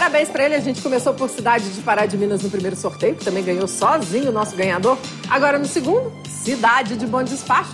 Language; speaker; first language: Portuguese; native; Portuguese